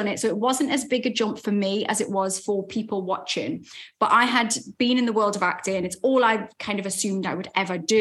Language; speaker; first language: English; native; English